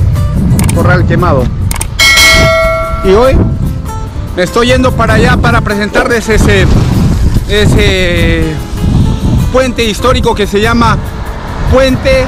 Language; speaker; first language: Spanish; native; Spanish